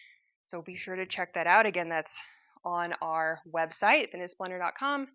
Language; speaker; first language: English; native; English